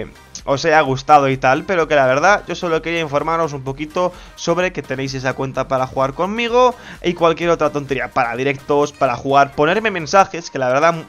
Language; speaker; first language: Spanish; native; Spanish